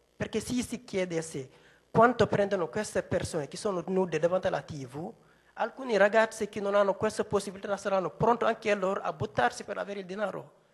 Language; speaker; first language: Italian; non-native, fluent; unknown